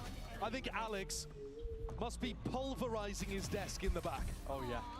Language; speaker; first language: English; native; English